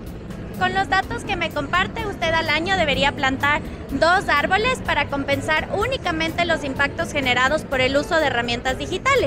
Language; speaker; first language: Spanish; native; Spanish